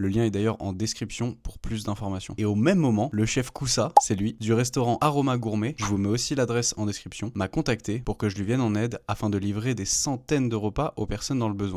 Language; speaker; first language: French; native; French